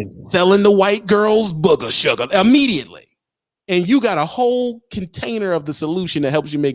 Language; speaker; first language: English; native; English